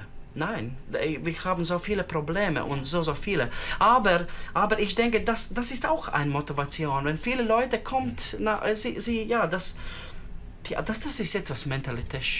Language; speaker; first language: German; non-native, learner; Latvian